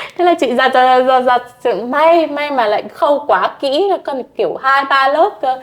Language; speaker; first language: Vietnamese; native; Vietnamese